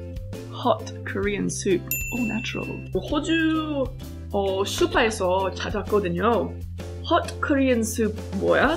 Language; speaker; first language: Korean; non-native, fluent; English